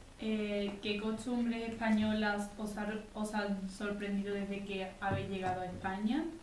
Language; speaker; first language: Spanish; native; Spanish